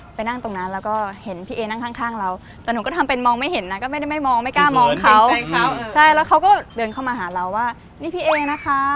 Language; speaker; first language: Thai; native; Thai